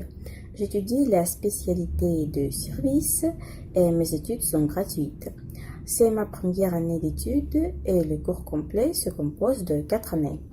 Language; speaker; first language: French; non-native, fluent; Russian